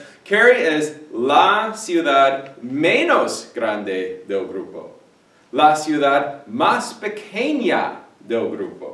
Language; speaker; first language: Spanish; non-native, fluent; English